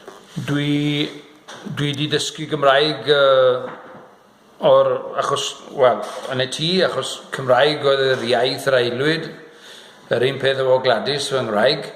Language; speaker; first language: Welsh; early bilingual, heritage; Welsh